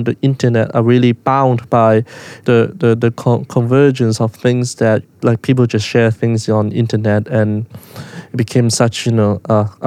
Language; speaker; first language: English; non-native, local second language; Cantonese